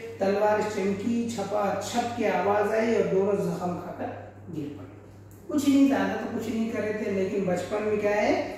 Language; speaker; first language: Urdu; native; Urdu